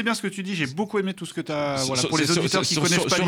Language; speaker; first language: French; native; French